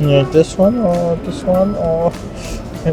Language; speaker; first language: English; non-native, learner; Turkish